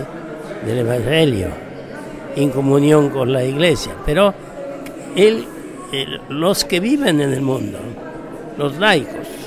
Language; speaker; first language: Spanish; non-native, fluent; Italian